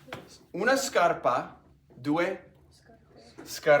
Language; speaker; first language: Italian; non-native, fluent; English